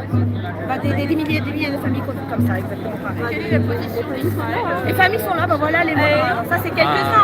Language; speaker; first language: French; native; French